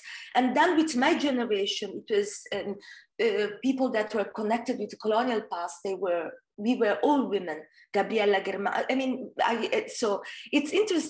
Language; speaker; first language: English; non-native, fluent; Italian